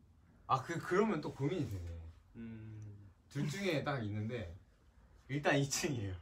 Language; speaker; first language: Korean; native; Korean